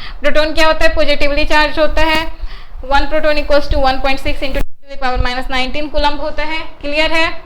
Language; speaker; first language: Hindi; native; Hindi